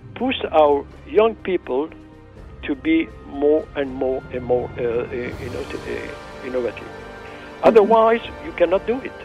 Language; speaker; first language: English; non-native, fluent; Arabic